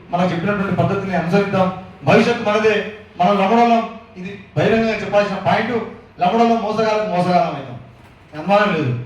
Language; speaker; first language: Telugu; non-native, local second language; Lambadi